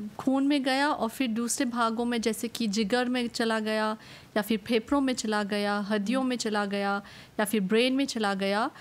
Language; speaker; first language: Hindi; non-native, local second language; Morisyen